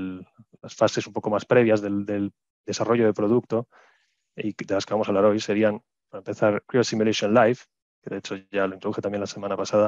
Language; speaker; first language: Spanish; native; Spanish